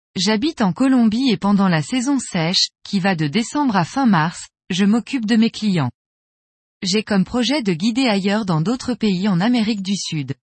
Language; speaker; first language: French; non-native, fluent; Spanish